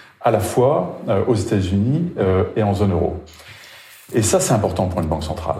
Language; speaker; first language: French; native; French